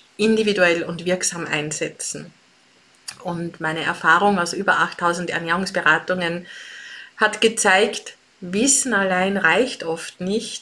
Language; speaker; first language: German; native; German